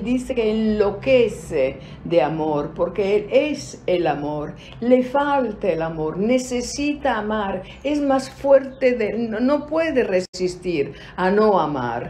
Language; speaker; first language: Spanish; non-native, fluent; Italian